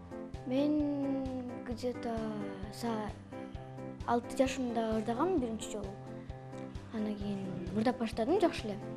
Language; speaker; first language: Kyrgyz; early bilingual, other home language; Turkish